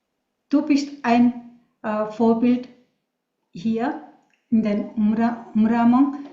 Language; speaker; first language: German; non-native, learner; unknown